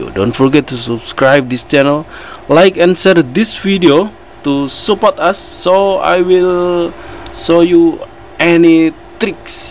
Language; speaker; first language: English; non-native, learner; Indonesian